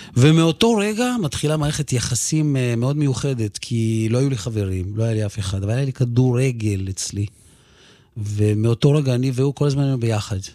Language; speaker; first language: Hebrew; early bilingual, other home language; Russian